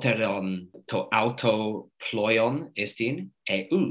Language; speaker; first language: Greek; non-native, fluent; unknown